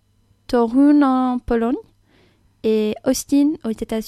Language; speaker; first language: French; non-native, fluent; English